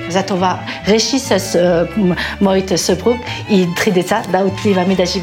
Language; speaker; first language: Bulgarian; non-native, learner; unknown